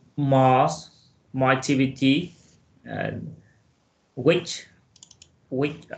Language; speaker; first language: English; non-native, learner; Vietnamese